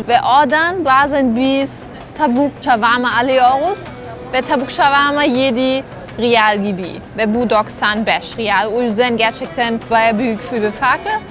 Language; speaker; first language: Turkish; non-native, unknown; German